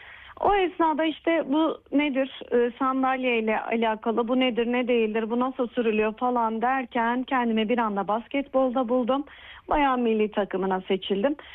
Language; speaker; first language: Turkish; native; Turkish